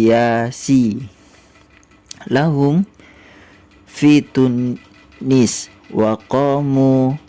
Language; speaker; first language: Arabic; non-native, learner; Indonesian